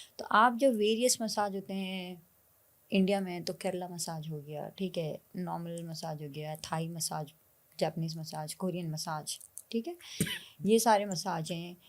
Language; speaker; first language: Hindi; native; Hindi